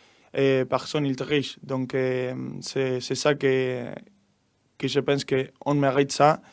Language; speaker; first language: French; non-native, learner; Spanish